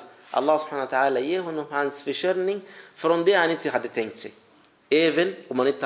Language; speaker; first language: Swedish; non-native, fluent; Arabic